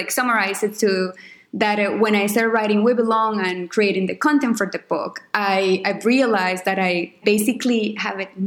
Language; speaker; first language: English; non-native, fluent; Spanish